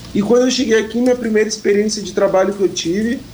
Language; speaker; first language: Portuguese; native; Portuguese